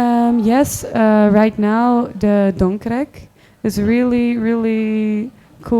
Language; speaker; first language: English; non-native, fluent; Dutch